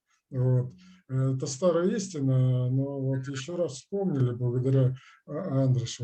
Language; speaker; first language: Russian; native; Russian